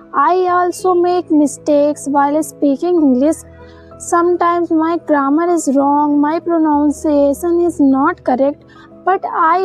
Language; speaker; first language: English; non-native, learner; Hindi